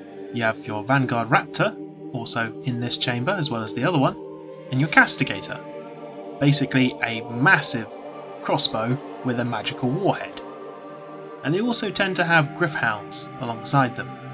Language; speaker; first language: English; native; English